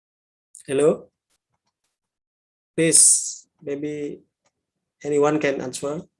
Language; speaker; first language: English; non-native, learner; Indonesian